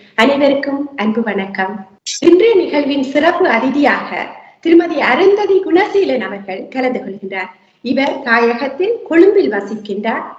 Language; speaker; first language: Tamil; native; Tamil